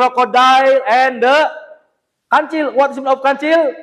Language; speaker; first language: English; non-native, learner; Indonesian